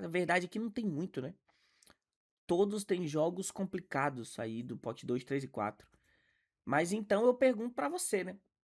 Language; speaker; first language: Portuguese; native; Portuguese